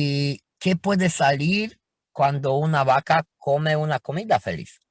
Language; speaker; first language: Spanish; non-native, fluent; Romanian